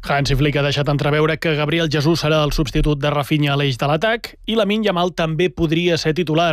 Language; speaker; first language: Catalan; native; Catalan